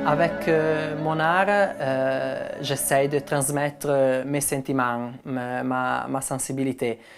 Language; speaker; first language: French; non-native, local second language; Italian